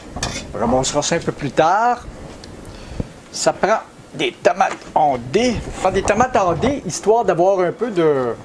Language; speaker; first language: French; native; French